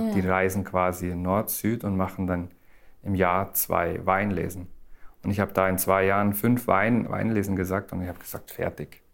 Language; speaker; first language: German; native; German